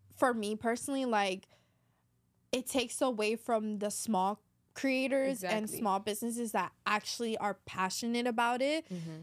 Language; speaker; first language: English; native; English